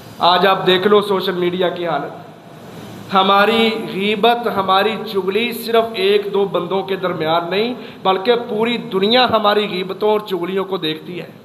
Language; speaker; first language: Urdu; non-native, local second language; Punjabi